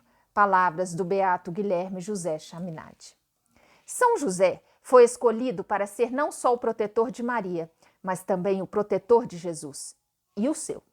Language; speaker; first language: Portuguese; native; Portuguese